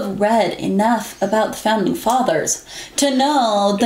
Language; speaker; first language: English; native; English